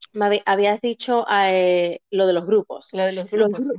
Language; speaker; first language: Spanish; native; Spanish